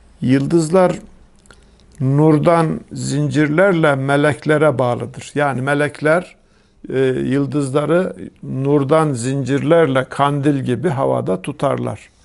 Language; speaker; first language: Turkish; native; Turkish